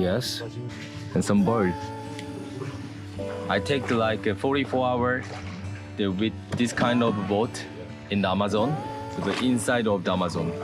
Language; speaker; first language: English; non-native, learner; Korean